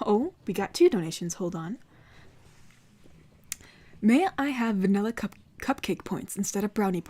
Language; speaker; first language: English; native; English